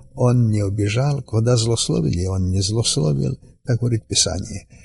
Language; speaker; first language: Russian; non-native, local second language; Rusyn